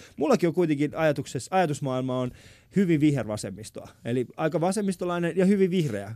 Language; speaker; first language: Finnish; early bilingual, other home language; Persian